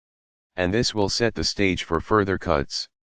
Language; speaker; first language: English; native; English